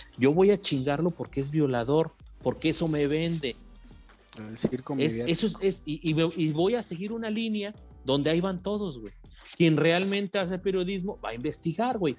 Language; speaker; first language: Spanish; native; Spanish